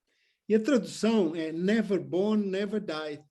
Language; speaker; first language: Portuguese; non-native, fluent; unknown